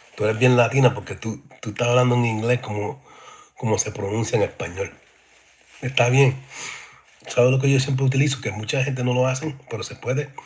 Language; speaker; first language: Spanish; early bilingual, heritage; Spanish